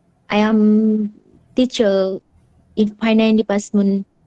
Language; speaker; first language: English; non-native, learner; Vietnamese